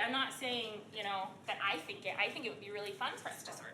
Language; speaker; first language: English; native; English